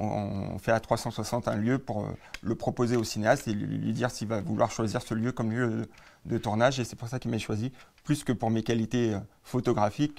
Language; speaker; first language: French; native; French